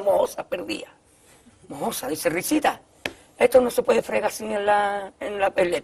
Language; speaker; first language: Spanish; native; Spanish